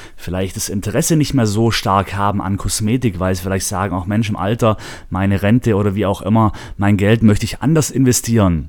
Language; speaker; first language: German; native; German